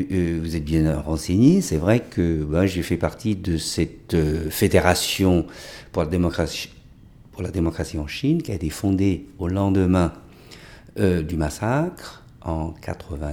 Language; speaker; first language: French; non-native, fluent; Chinese